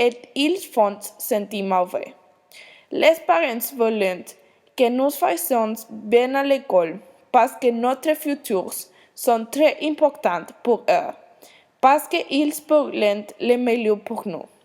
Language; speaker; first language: French; non-native, learner; Spanish